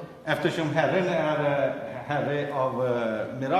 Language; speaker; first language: Swedish; non-native, fluent; Urdu